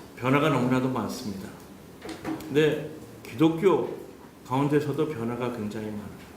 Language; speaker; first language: Korean; early bilingual, heritage; Spanish